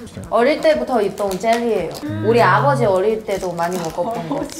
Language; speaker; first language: Korean; non-native, learner; Chinese